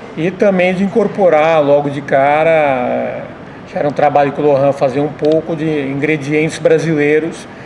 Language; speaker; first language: Portuguese; native; Portuguese